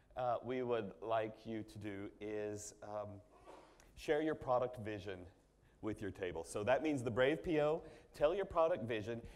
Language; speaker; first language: English; native; English